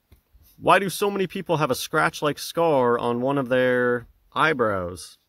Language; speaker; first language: English; native; English